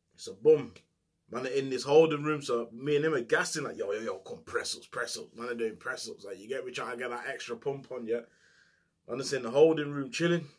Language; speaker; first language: English; native; English